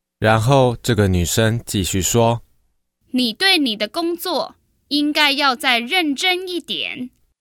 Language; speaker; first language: Chinese; non-native, fluent; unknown